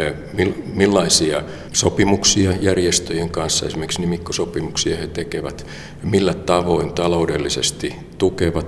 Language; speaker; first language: Finnish; native; Finnish